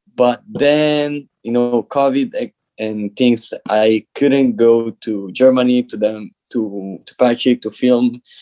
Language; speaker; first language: English; non-native, learner; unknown